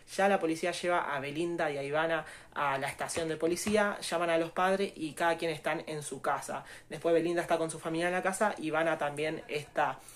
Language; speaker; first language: Spanish; native; Spanish